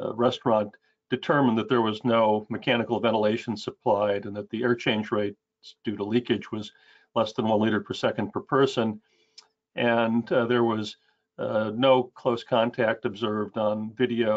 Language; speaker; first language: English; native; English